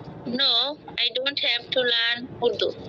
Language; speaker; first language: English; non-native, learner; Bangla